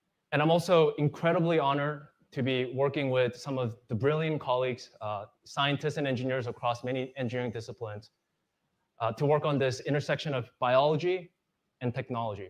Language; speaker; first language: English; non-native, fluent; Korean